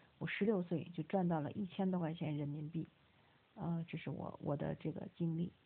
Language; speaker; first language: Chinese; native; Chinese